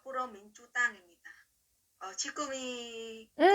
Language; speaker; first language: Korean; non-native, learner; Vietnamese